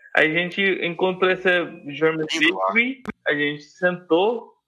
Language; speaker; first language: Portuguese; non-native, fluent; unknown